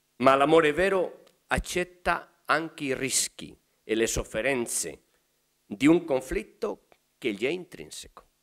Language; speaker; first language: Italian; non-native, fluent; Spanish